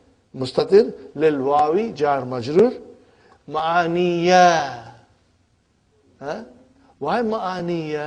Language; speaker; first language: Arabic; non-native, fluent; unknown